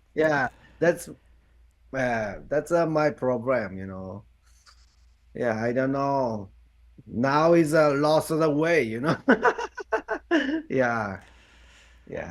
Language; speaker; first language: English; non-native, learner; Japanese